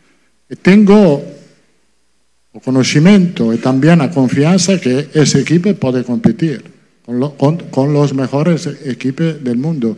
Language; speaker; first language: Portuguese; non-native, fluent; Italian